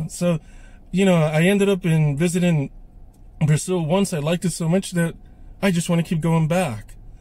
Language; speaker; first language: Portuguese; non-native, learner; English